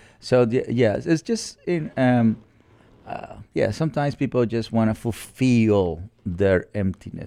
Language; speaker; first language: English; non-native, fluent; Spanish